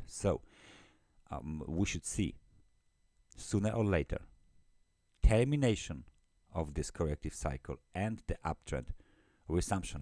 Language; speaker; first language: English; non-native, fluent; Polish